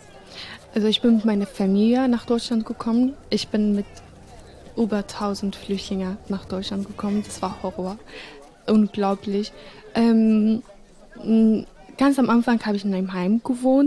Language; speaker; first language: German; early bilingual, other home language; Arabic